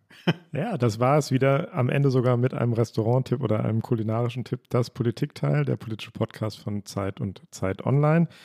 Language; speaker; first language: German; native; German